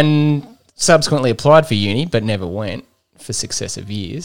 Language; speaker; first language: English; native; English